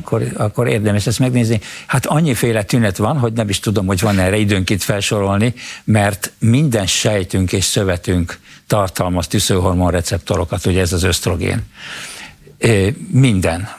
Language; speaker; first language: Hungarian; native; Hungarian